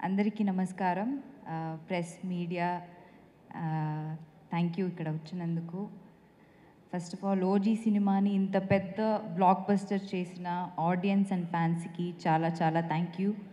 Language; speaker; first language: Telugu; non-native, fluent; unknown